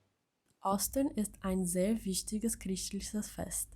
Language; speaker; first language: German; non-native, learner; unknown